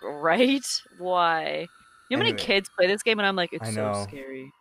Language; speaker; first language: English; native; English